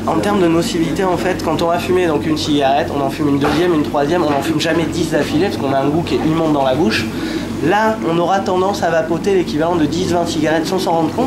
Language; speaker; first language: French; native; French